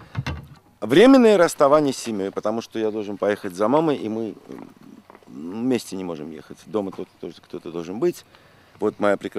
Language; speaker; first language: Russian; non-native, local second language; Armenian